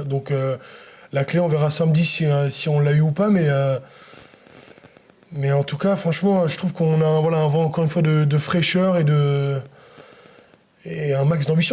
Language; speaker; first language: French; native; French